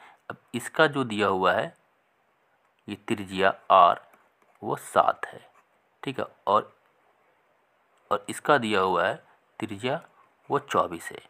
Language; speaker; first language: Hindi; native; Hindi